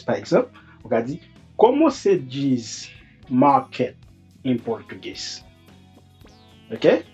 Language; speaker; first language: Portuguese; non-native, fluent; Haitian Creole